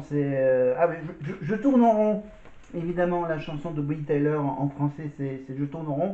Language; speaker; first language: French; native; French